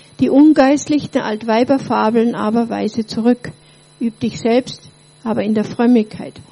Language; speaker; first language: German; native; German